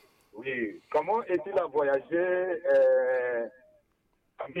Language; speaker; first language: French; non-native, learner; Igbo